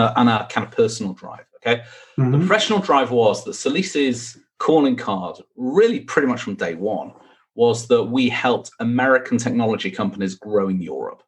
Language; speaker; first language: English; native; English